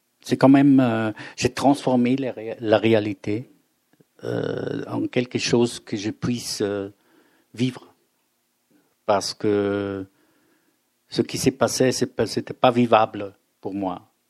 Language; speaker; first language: French; non-native, fluent; German